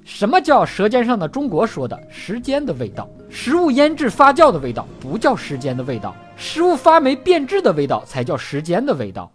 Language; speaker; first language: Chinese; native; Chinese